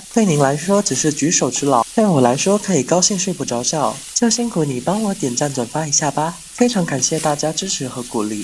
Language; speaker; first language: Chinese; native; Chinese